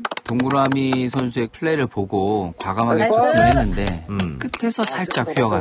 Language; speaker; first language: Korean; native; Korean